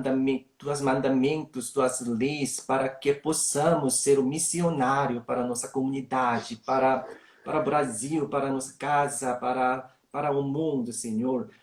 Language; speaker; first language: Portuguese; non-native, learner; Korean